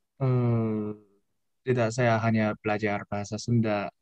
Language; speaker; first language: Indonesian; non-native, learner; Chinese